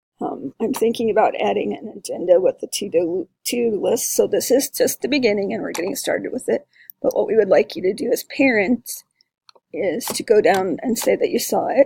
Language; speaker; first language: English; native; English